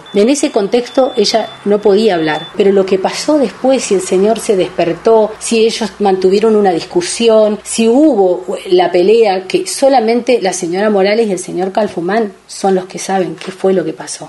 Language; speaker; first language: Spanish; native; Spanish